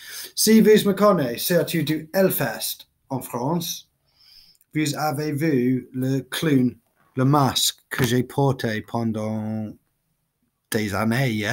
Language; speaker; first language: French; non-native, learner; English